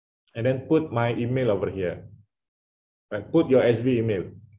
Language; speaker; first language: English; non-native, fluent; Indonesian